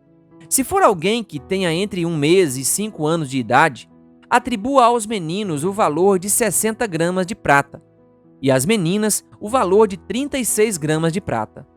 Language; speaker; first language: Portuguese; native; Portuguese